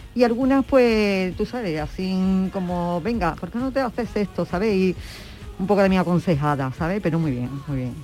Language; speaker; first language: Spanish; native; Spanish